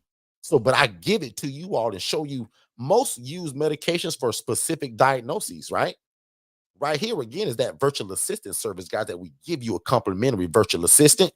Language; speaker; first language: English; native; English